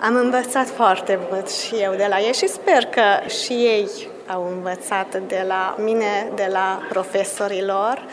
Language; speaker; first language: Romanian; early bilingual, heritage; Romanian